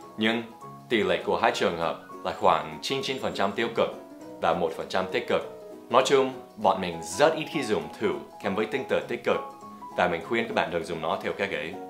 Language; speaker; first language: Vietnamese; non-native, fluent; English